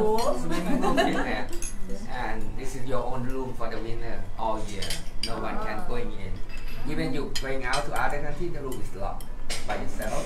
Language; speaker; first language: English; non-native, learner; Thai